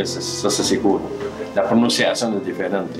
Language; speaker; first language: French; native; French